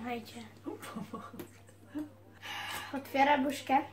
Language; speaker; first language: Polish; early bilingual, heritage; Polish